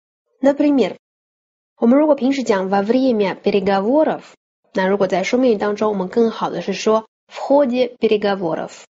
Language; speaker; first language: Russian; non-native, fluent; Chinese